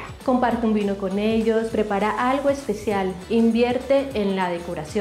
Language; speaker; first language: Spanish; native; Spanish